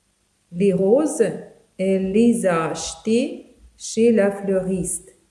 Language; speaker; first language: French; non-native, fluent; Ukrainian